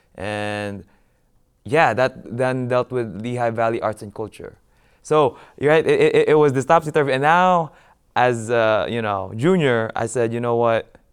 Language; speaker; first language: English; non-native, local second language; Filipino